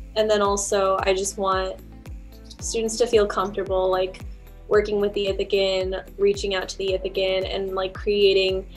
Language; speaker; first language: English; native; English